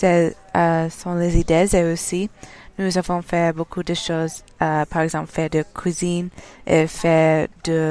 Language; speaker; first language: French; non-native, learner; English